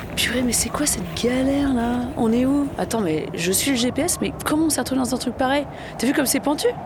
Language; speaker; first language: French; native; French